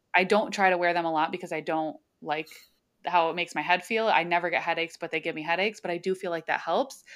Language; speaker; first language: English; early bilingual, other home language; Slovak